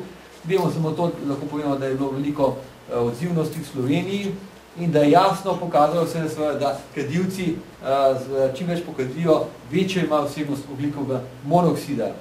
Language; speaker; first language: Slovenian; native; Slovenian